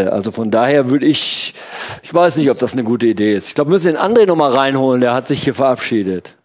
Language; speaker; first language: German; native; German